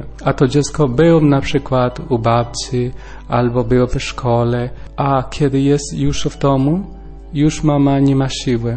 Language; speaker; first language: Polish; non-native, learner; Spanish